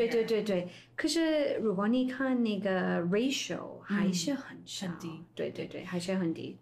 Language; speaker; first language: Chinese; non-native, fluent; English